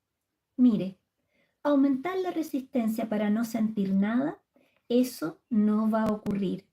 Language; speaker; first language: Spanish; native; Spanish